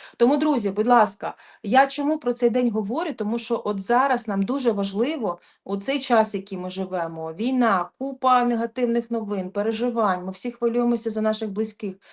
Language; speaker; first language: Ukrainian; non-native, local second language; Russian